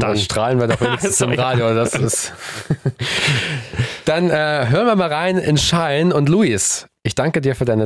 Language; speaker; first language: German; native; German